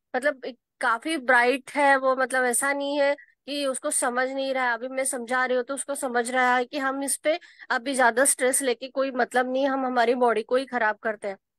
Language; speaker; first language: Hindi; non-native, local second language; Marathi